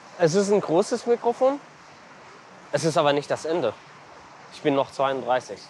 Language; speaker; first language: German; non-native, fluent; Arabic